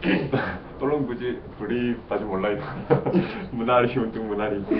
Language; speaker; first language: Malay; non-native, learner; Korean